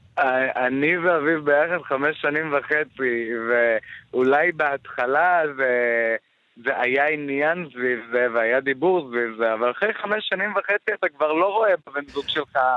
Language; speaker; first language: Hebrew; non-native, local second language; Arabic